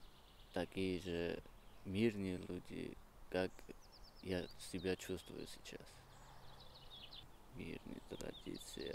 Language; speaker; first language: Russian; non-native, learner; Georgian